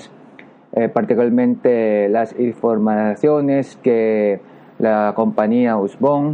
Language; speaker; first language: Spanish; non-native, learner; Japanese